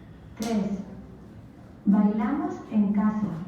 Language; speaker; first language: Spanish; non-native, learner; English